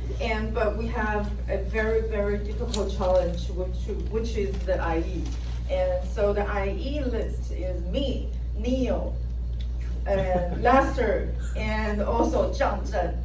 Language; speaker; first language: English; non-native, fluent; Chinese